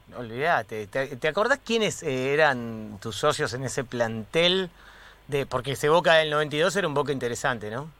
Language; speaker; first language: Spanish; native; Spanish